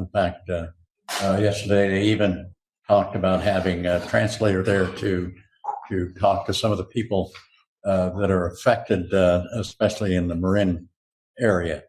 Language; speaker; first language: English; native; English